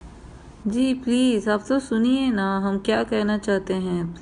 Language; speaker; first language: Hindi; non-native, local second language; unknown